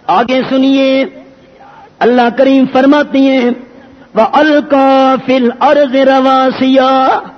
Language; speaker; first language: Urdu; non-native, local second language; Pashto